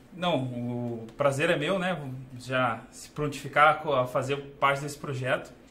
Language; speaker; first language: Portuguese; native; Portuguese